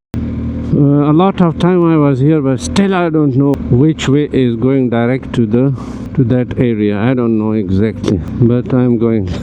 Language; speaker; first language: English; non-native, learner; Persian